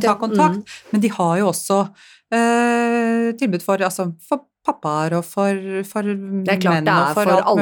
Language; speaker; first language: Norwegian; native; Norwegian